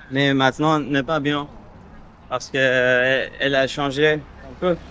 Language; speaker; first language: French; non-native, learner; English